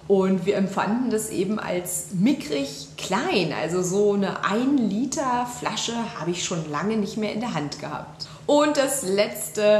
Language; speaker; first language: German; native; German